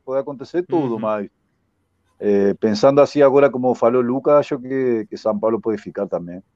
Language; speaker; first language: Portuguese; non-native, fluent; Spanish